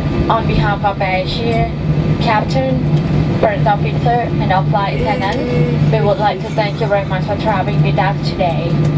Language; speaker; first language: English; non-native, fluent; Thai